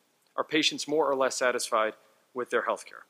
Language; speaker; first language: English; native; English